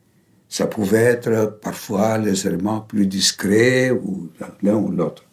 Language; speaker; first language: French; non-native, fluent; Greek